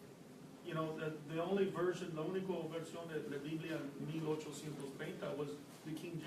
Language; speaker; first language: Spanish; non-native, learner; English